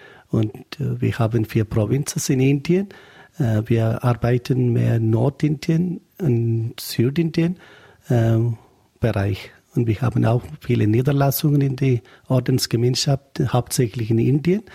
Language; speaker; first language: German; non-native, learner; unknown